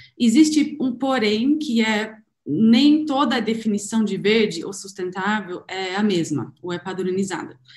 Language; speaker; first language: Portuguese; non-native, fluent; German